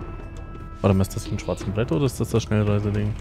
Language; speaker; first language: German; native; German